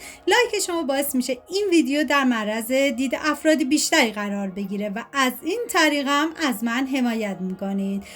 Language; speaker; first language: Persian; native; Persian